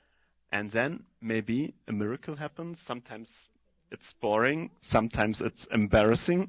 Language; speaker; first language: English; non-native, fluent; German